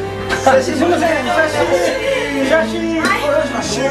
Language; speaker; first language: Japanese; non-native, learner; Filipino